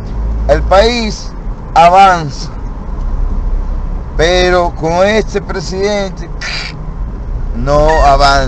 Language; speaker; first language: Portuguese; non-native, learner; Spanish